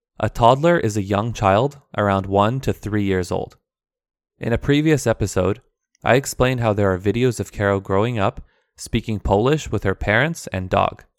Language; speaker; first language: English; early bilingual, other home language; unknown